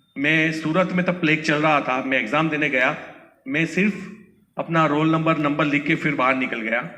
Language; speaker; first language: Hindi; non-native, local second language; Gujarati